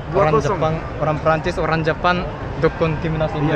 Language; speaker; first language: Indonesian; non-native, fluent; Japanese